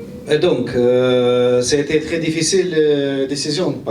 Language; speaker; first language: French; non-native, learner; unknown